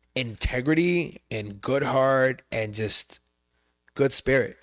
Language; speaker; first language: English; non-native, fluent; Spanish